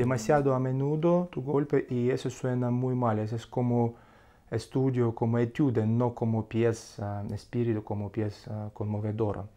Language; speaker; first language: Spanish; non-native, learner; Russian